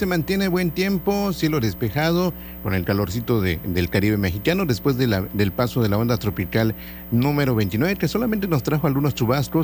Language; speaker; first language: Spanish; native; Spanish